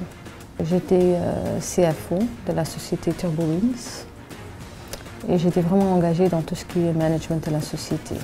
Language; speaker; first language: French; early bilingual, other home language; Arabic